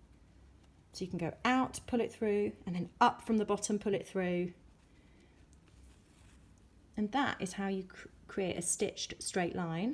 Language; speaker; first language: English; native; English